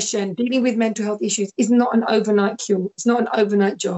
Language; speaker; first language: English; native; English